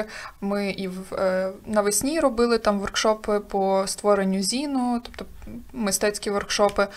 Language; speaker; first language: Ukrainian; native; Ukrainian